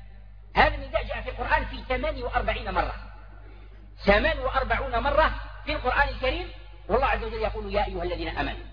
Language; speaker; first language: Arabic; native; Arabic